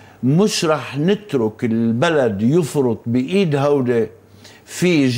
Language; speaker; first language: Arabic; native; Arabic